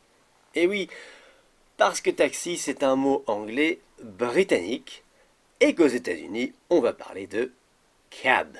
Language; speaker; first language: French; native; French